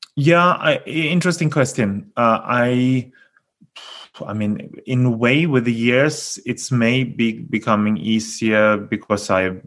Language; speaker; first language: English; non-native, fluent; Norwegian